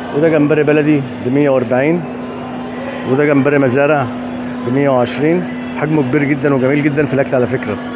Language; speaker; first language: Egyptian Arabic; native; Egyptian Arabic